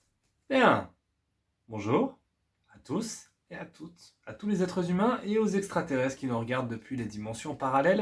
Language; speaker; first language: French; native; French